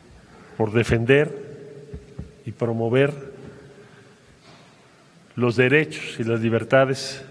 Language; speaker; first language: Spanish; native; Spanish